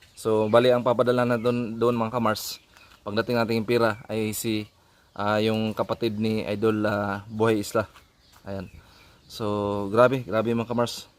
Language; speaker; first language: Filipino; non-native, local second language; Cebuano